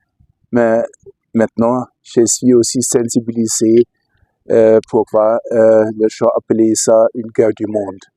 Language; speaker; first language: French; non-native, fluent; German